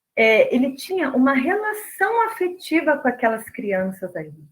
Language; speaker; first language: Portuguese; native; Portuguese